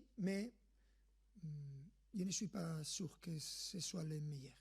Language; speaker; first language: French; non-native, fluent; Spanish